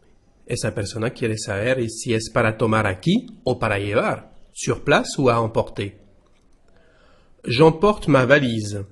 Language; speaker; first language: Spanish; non-native, fluent; French